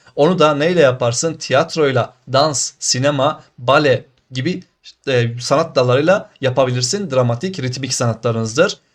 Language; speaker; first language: Turkish; native; Turkish